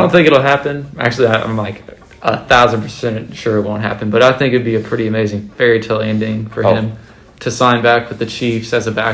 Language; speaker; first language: English; native; English